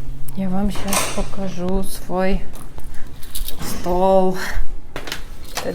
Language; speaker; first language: Russian; non-native, local second language; Kyrgyz